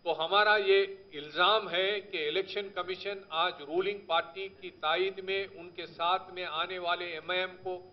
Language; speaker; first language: Hindi; non-native, local second language; Telugu